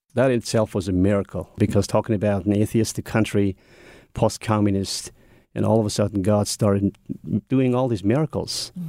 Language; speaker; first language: English; non-native, fluent; Mongolian